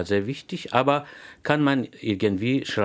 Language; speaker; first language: German; non-native, fluent; Persian